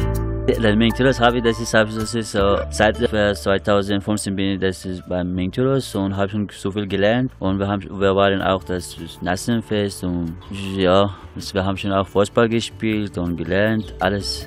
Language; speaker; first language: German; non-native, learner; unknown